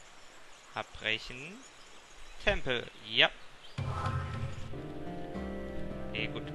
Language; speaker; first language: German; native; German